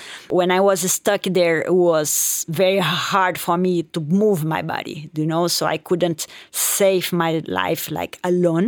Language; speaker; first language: English; non-native, fluent; Portuguese